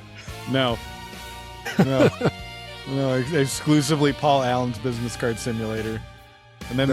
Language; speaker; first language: English; native; English